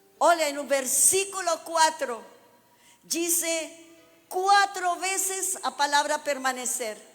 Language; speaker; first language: Portuguese; non-native, fluent; Spanish